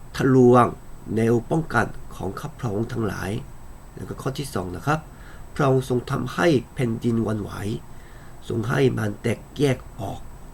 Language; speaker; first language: Thai; non-native, fluent; Korean